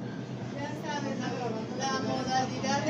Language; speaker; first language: Spanish; native; Spanish